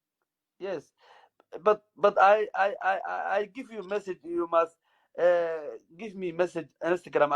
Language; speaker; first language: English; non-native, learner; Somali